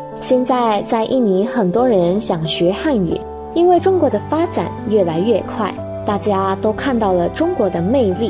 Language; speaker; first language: Chinese; early bilingual, heritage; Indonesian